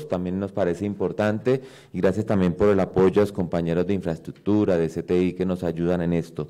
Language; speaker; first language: Spanish; native; Spanish